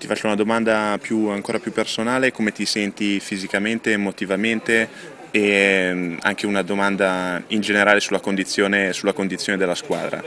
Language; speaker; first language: Italian; native; Italian